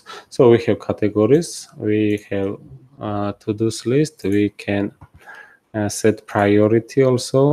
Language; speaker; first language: English; non-native, fluent; Georgian